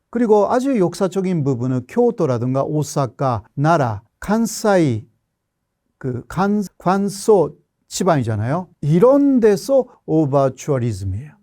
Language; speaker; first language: Korean; non-native, fluent; Japanese